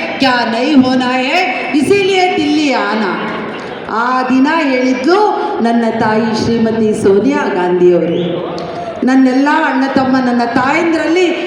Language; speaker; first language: Kannada; non-native, local second language; Lambadi